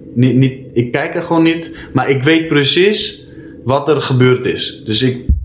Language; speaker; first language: Dutch; early bilingual, heritage; Dutch